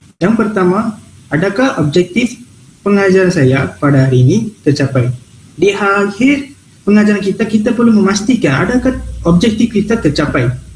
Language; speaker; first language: Malay; non-native, local second language; Tamil